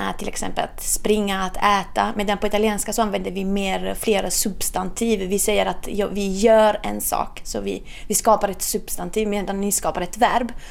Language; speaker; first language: Swedish; non-native, fluent; Italian